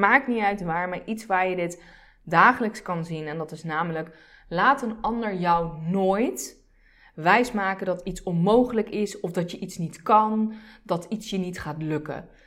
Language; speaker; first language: Dutch; early bilingual, other home language; Turkish